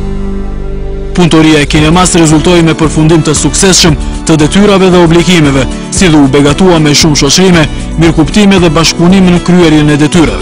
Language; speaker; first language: Albanian; native; Albanian